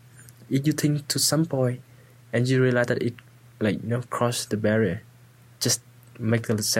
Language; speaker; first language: English; non-native, fluent; Vietnamese